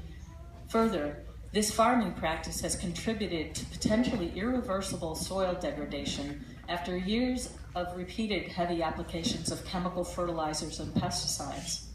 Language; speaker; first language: English; native; English